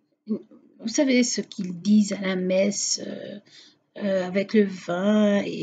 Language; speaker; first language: French; non-native, fluent; Portuguese